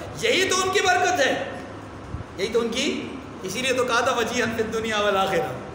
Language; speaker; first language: Urdu; non-native, local second language; Northern Hindko